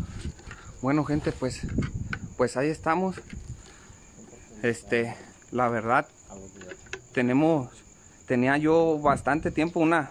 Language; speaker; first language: Spanish; native; Spanish